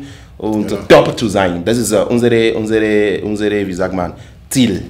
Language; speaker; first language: German; non-native, learner; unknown